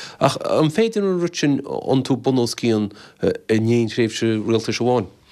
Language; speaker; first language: Irish; native; Irish